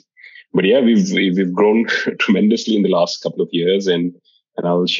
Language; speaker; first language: English; non-native, local second language; Hindi